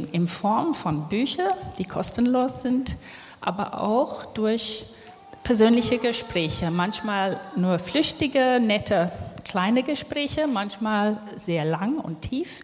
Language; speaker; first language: German; non-native, fluent; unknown